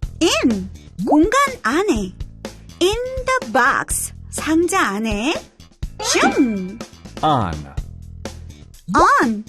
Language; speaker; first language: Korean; native; Korean